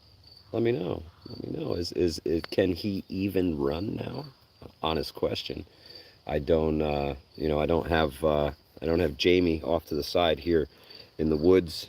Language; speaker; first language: English; native; English